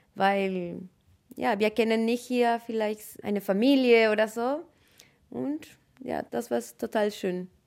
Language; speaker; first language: German; non-native, fluent; Spanish